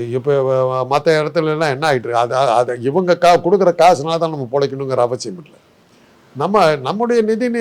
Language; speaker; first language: Tamil; non-native, local second language; Telugu